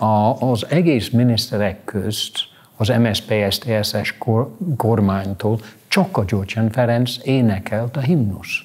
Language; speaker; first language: Hungarian; non-native, fluent; English